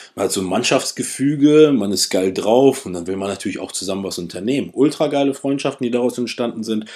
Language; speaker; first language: German; early bilingual, other home language; Russian